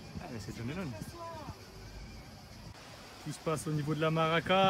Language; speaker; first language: French; native; French